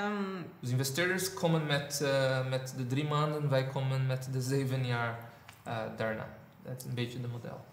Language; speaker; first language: Dutch; non-native, fluent; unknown